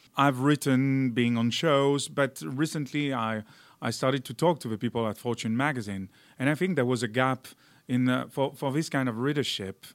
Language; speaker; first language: English; non-native, fluent; French